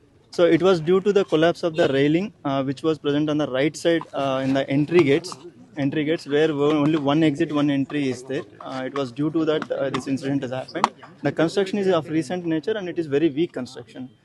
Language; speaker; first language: English; non-native, local second language; Telugu